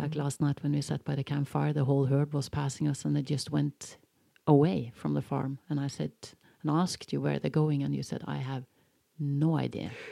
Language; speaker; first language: English; non-native, fluent; Norwegian